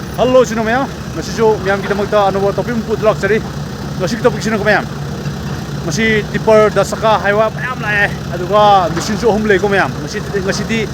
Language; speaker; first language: Manipuri; native; Manipuri